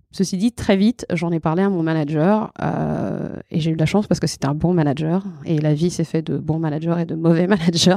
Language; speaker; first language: French; early bilingual, other home language; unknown